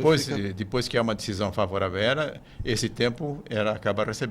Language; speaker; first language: Portuguese; native; Portuguese